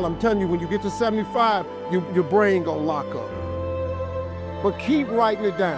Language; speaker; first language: English; native; English